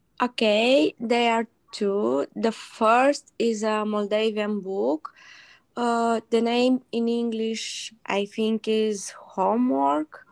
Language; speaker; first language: English; non-native, learner; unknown